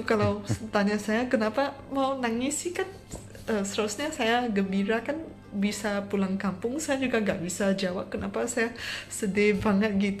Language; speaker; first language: Indonesian; non-native, fluent; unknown